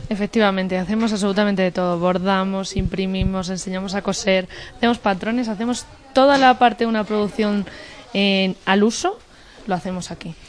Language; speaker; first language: Spanish; native; Spanish